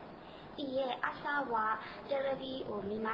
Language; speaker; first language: Japanese; non-native, learner; Burmese